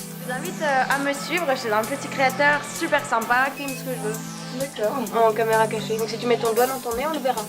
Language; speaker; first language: French; native; French